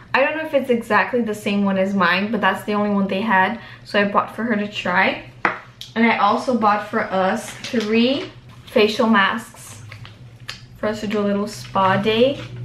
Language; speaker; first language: English; non-native, fluent; Portuguese